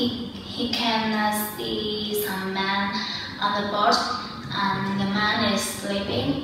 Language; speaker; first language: English; non-native, learner; Vietnamese